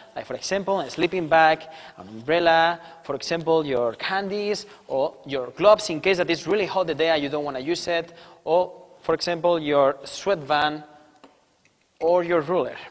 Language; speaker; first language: English; non-native, fluent; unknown